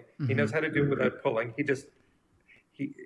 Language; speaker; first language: English; native; English